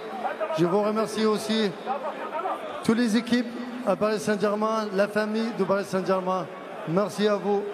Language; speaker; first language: French; non-native, learner; Arabic